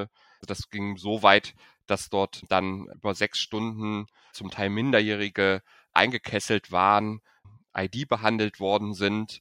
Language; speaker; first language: German; native; German